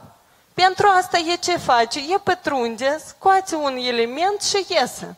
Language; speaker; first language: Romanian; non-native, local second language; Russian